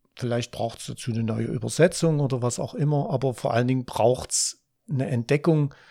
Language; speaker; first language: German; native; German